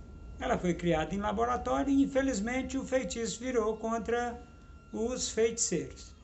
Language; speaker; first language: Portuguese; native; Portuguese